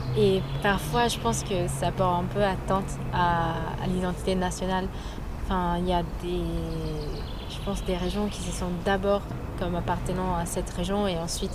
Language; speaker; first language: French; non-native, fluent; Italian